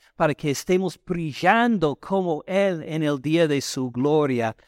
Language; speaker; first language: Spanish; non-native, fluent; English